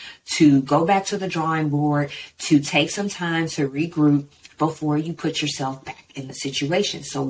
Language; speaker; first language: English; native; English